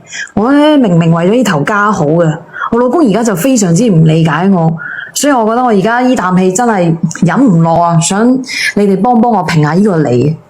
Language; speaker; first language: Cantonese; native; Cantonese